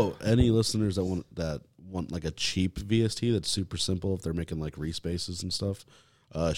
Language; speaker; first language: English; native; English